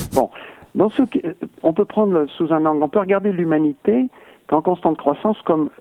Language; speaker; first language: French; native; French